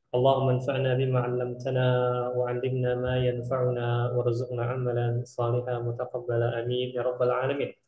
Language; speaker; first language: Arabic; non-native, fluent; Indonesian